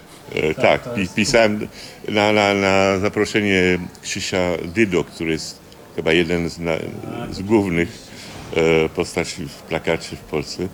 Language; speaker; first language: Polish; early bilingual, heritage; French